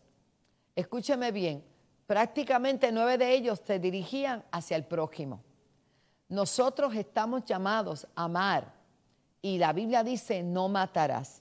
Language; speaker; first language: Spanish; native; Spanish